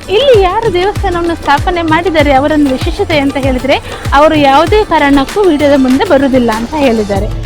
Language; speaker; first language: Kannada; non-native, local second language; Konkani